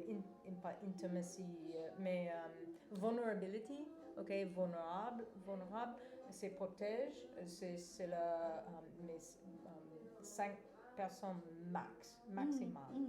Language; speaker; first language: French; non-native, fluent; English